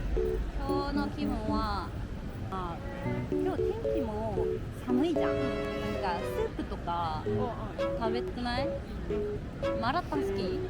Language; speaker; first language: Japanese; non-native, fluent; Korean